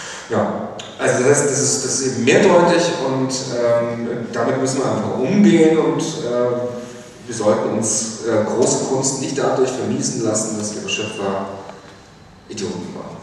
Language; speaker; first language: German; native; German